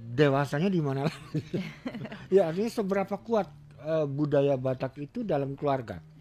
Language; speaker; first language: Indonesian; native; Indonesian